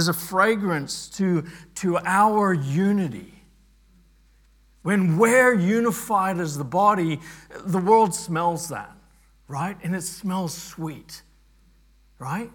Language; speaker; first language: English; native; English